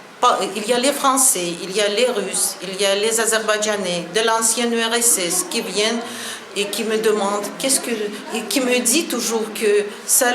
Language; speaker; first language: French; non-native, learner; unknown